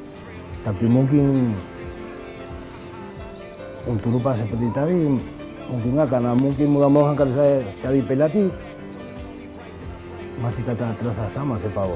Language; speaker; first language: Indonesian; non-native, fluent; Spanish